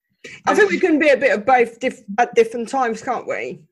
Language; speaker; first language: English; native; English